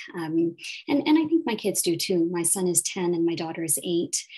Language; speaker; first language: English; native; English